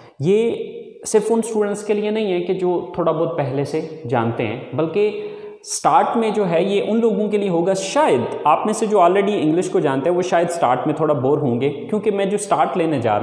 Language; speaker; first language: Urdu; native; Urdu